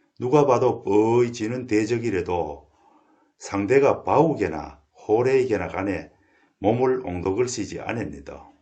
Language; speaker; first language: Korean; native; Korean